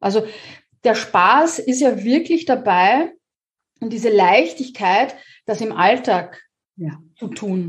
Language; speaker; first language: German; native; German